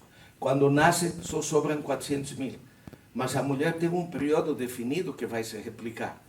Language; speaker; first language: Portuguese; non-native, fluent; Spanish